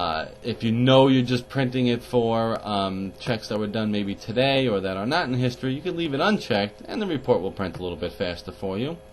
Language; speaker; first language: English; native; English